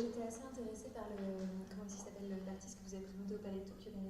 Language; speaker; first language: French; native; French